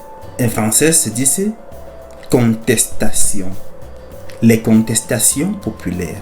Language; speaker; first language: Spanish; non-native, fluent; French